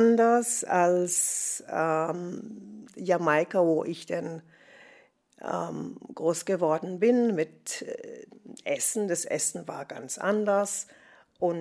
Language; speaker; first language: German; non-native, fluent; English